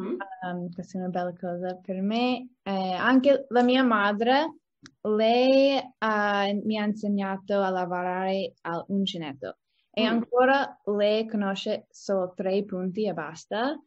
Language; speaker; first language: Italian; non-native, learner; English